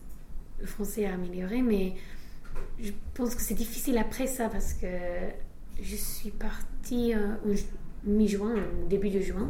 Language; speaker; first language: French; non-native, fluent; English